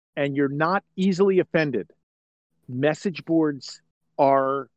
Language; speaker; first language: English; native; English